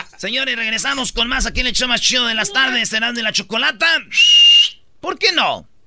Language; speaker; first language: Spanish; native; Spanish